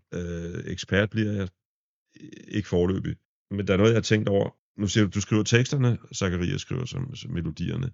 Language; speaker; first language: Danish; native; Danish